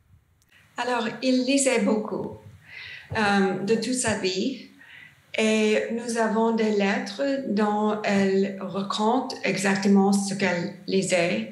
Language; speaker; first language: French; non-native, learner; English